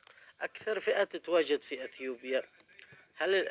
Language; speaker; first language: Arabic; native; Arabic